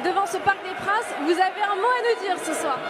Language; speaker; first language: French; native; French